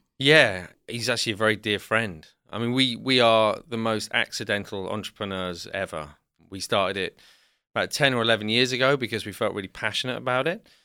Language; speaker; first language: English; native; English